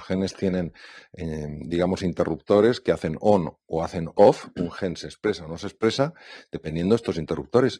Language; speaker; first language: Spanish; native; Spanish